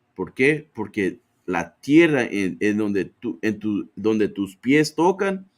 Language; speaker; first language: Spanish; early bilingual, other home language; English